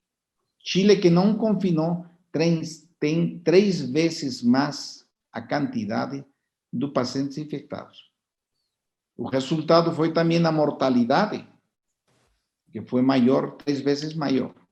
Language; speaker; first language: Portuguese; non-native, fluent; Spanish